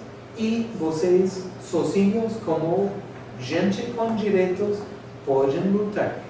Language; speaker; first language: Portuguese; non-native, fluent; English